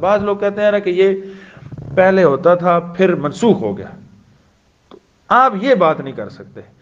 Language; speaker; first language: Urdu; non-native, local second language; Pashto